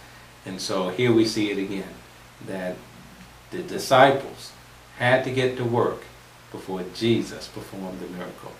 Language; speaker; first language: English; native; English